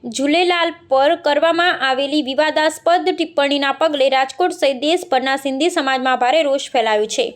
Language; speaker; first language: Gujarati; native; Gujarati